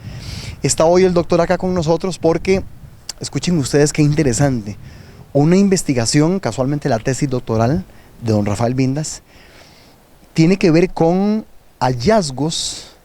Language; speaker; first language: Spanish; native; Spanish